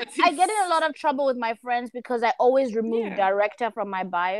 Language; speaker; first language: English; early bilingual, other home language; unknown